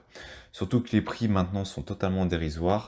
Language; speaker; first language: French; native; French